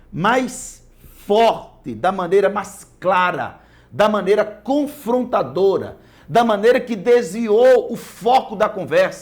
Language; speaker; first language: Portuguese; native; Portuguese